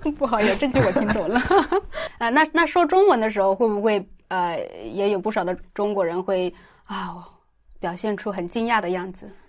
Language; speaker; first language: Chinese; native; Chinese